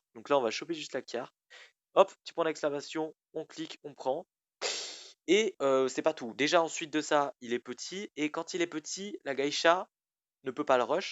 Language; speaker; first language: French; native; French